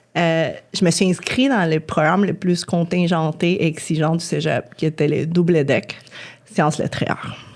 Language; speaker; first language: French; non-native, fluent; Spanish